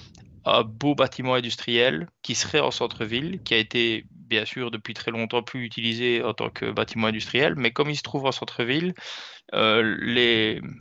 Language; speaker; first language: French; native; French